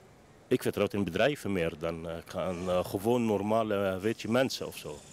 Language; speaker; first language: Dutch; non-native, learner; Arabic